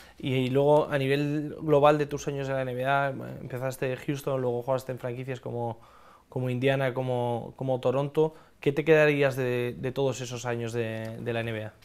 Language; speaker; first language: Spanish; native; Spanish